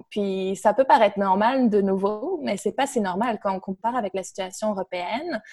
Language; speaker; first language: French; native; French